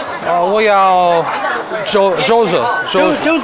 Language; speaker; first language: Chinese; non-native, learner; English